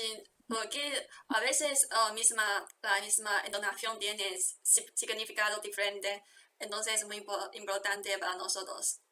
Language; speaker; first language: Spanish; non-native, fluent; Chinese